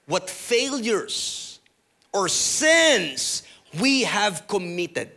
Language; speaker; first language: English; non-native, local second language; Filipino